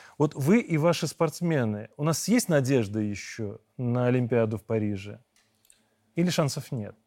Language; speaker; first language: Russian; native; Russian